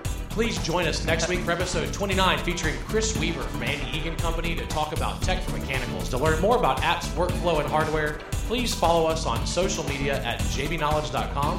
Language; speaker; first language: English; native; English